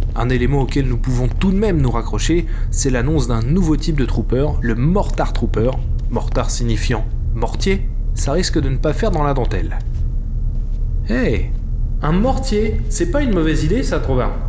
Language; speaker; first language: French; native; French